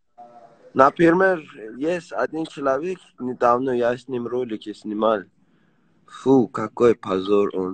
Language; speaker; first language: Russian; non-native, learner; Persian